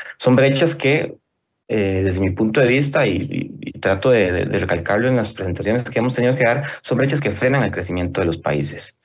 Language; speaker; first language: Spanish; native; Spanish